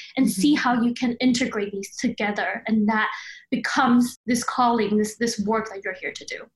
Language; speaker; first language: English; early bilingual, other home language; Chinese